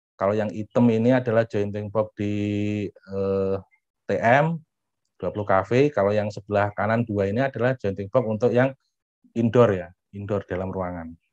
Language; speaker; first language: Indonesian; native; Indonesian